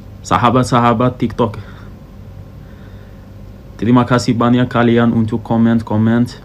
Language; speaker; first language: Indonesian; non-native, fluent; Arabic